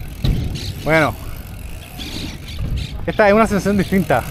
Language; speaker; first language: Spanish; native; Spanish